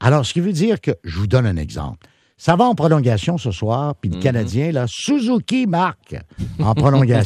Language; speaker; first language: French; native; French